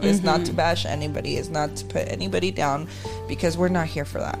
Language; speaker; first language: English; native; English